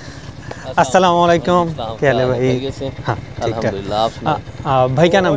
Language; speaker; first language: Hindi; non-native, learner; Bangla